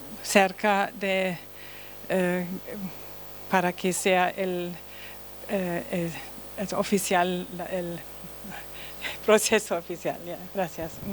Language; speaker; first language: Spanish; non-native, learner; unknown